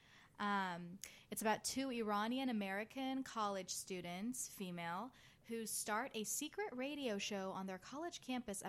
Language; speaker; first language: English; native; English